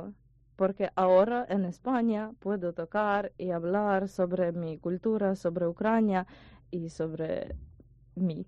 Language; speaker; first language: Spanish; non-native, learner; Ukrainian